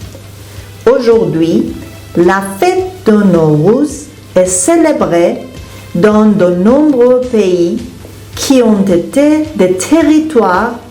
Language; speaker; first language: French; non-native, fluent; Persian